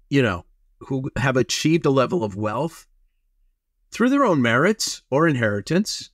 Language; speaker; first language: English; native; English